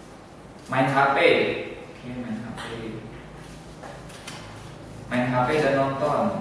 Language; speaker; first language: Indonesian; native; Indonesian